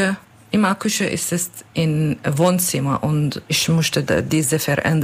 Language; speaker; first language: German; non-native, learner; Kurdish